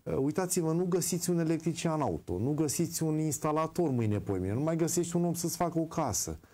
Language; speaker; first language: Romanian; non-native, local second language; Hungarian